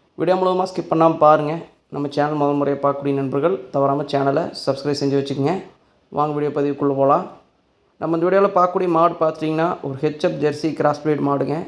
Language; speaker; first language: Tamil; native; Tamil